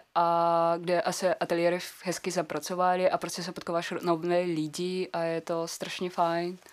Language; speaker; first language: Czech; non-native, fluent; Kazakh